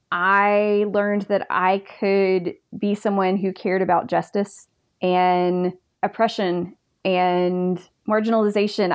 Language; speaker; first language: English; native; English